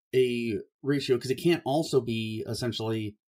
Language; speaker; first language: English; native; English